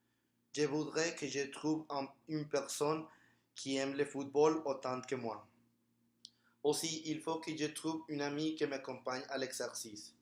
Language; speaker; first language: French; non-native, learner; Spanish